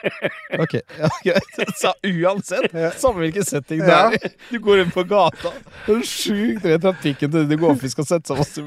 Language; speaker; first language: Norwegian; native; Norwegian